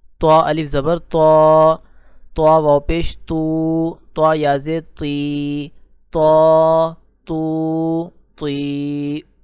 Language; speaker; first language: Urdu; native; Urdu